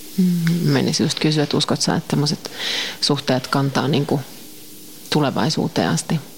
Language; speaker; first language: Finnish; native; Finnish